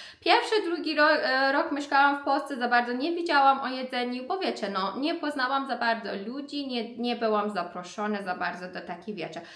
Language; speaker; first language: Polish; non-native, learner; Persian